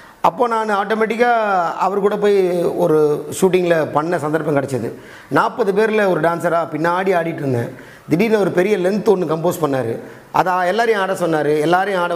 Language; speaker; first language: Tamil; native; Tamil